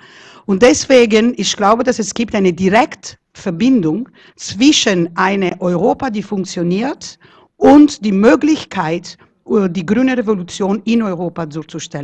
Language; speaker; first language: German; non-native, fluent; Italian